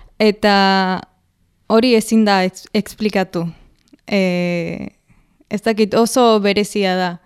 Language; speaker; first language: Basque; non-native, fluent; Spanish